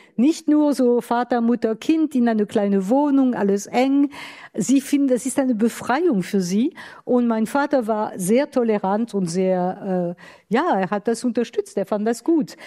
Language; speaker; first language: German; non-native, fluent; French